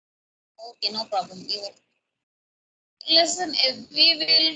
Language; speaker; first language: English; non-native, local second language; Hindi